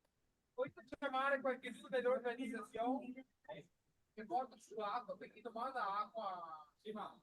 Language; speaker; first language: Italian; non-native, learner; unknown